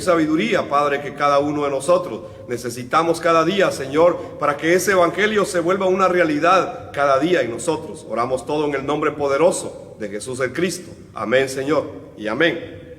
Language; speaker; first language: Spanish; native; Spanish